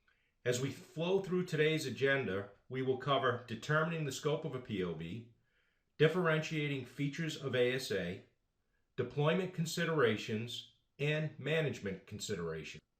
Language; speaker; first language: English; native; English